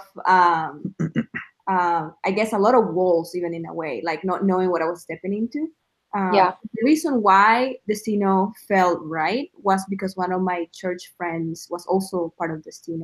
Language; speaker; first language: English; non-native, fluent; Spanish